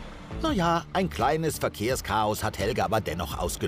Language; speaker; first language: German; native; German